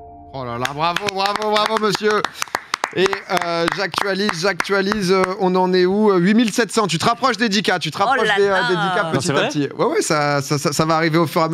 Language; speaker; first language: French; native; French